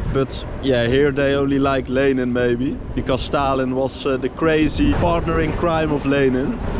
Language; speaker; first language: English; non-native, fluent; Dutch